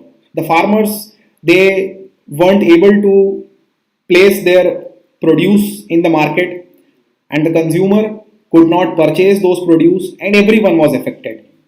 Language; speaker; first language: English; non-native, local second language; Hindi